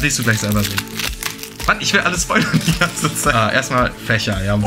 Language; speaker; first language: German; native; German